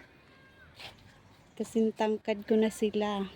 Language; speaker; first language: Filipino; native; Filipino